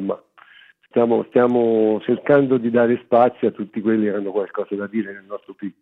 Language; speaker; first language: Italian; native; Italian